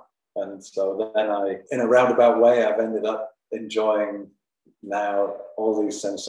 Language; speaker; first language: English; native; English